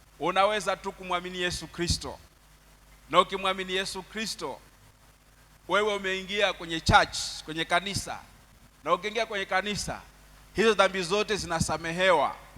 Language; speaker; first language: Swahili; non-native, local second language; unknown